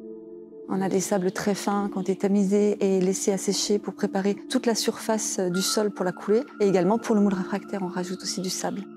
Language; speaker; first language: French; native; French